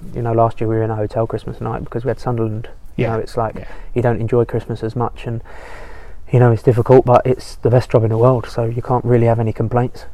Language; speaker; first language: English; native; English